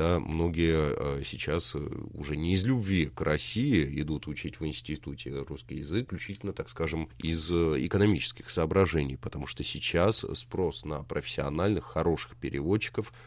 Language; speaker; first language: Russian; native; Russian